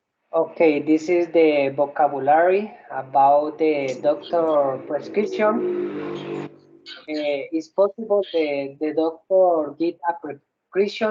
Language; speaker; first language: English; non-native, learner; Spanish